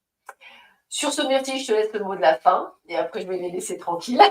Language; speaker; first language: French; native; French